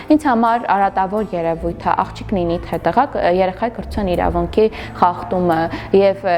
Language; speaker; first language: Armenian; non-native, local second language; Kurdish